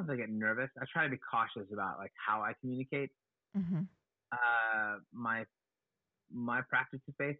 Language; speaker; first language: English; native; English